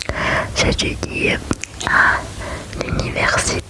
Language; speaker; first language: French; non-native, learner; German